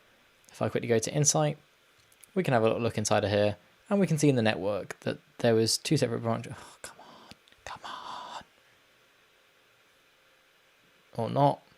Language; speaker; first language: English; native; English